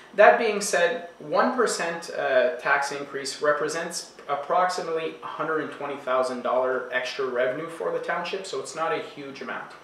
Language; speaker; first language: English; non-native, local second language; French